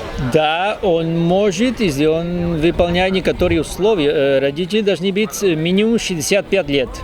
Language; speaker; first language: Russian; non-native, fluent; Spanish